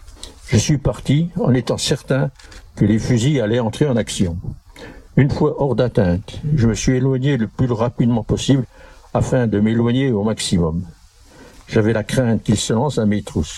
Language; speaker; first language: French; native; French